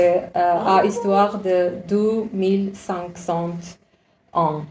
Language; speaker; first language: French; non-native, learner; Uzbek